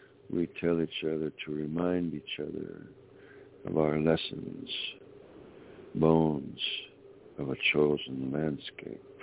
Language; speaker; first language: English; native; English